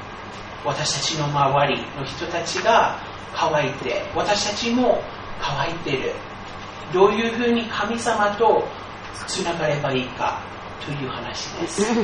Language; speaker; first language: Japanese; non-native, fluent; English